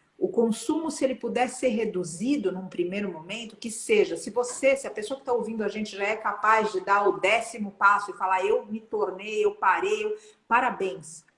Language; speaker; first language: Portuguese; native; Portuguese